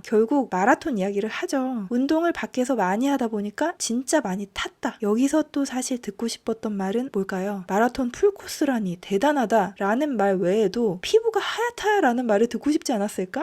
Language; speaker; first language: Korean; native; Korean